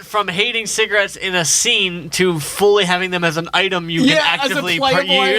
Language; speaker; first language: English; native; English